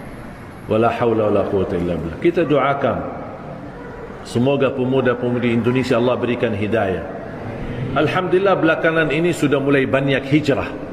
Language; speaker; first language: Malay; non-native, fluent; Arabic